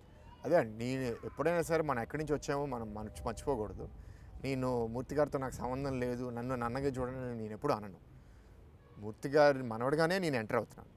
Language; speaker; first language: Telugu; native; Telugu